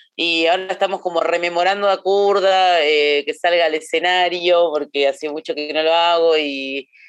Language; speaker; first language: Spanish; native; Spanish